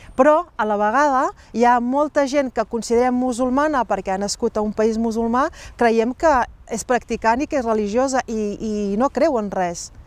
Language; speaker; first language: Catalan; early bilingual, other home language; Riffian